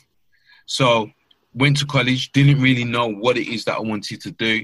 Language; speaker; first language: English; native; English